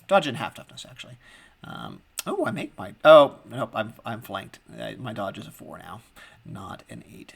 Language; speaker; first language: English; native; English